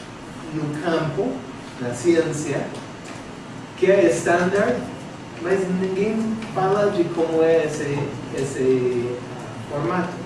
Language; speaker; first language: Portuguese; non-native, fluent; English